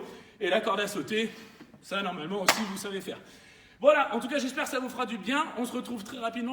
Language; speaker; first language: French; native; French